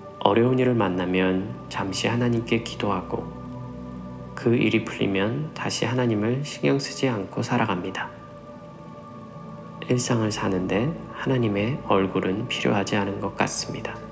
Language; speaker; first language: Korean; native; Korean